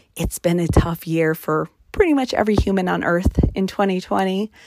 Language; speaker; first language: English; native; English